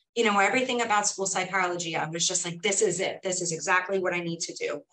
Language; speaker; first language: English; native; English